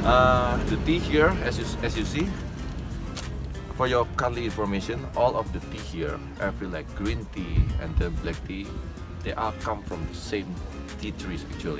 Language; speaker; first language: English; non-native, fluent; Indonesian